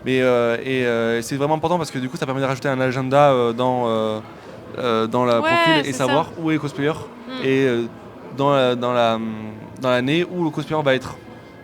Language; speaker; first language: French; native; French